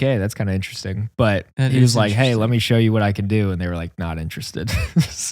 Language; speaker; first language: English; native; English